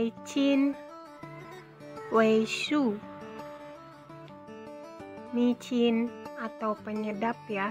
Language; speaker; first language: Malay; non-native, local second language; Javanese